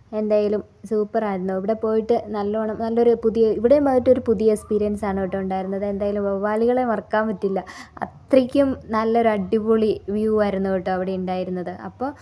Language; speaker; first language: Malayalam; native; Malayalam